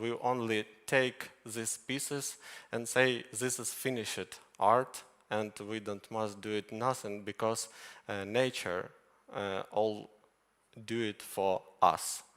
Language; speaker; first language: English; non-native, learner; Ukrainian